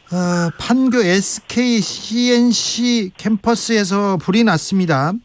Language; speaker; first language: Korean; native; Korean